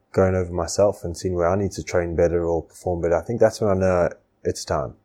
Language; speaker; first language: English; native; English